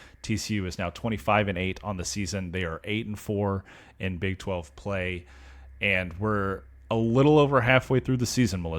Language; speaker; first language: English; native; English